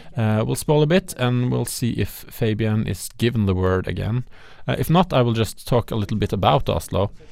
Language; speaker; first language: English; non-native, fluent; Norwegian